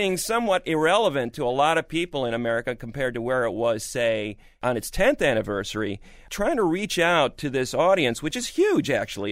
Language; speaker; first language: English; native; English